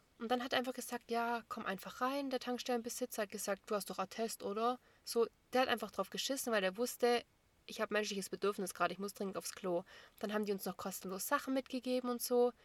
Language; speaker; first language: German; native; German